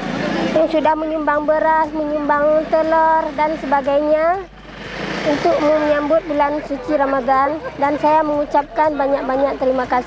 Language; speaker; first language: Indonesian; non-native, local second language; Achinese